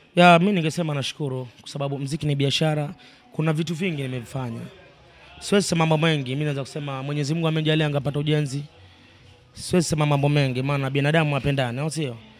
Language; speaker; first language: Swahili; native; Swahili